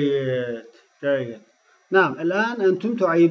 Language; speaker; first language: Arabic; non-native, fluent; Turkish